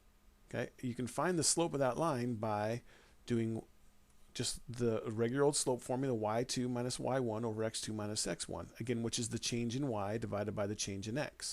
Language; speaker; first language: English; native; English